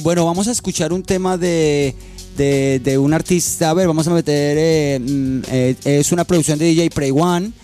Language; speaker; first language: Spanish; native; Spanish